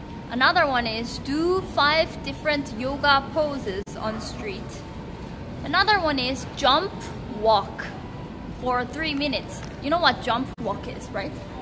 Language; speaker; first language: English; non-native, learner; Korean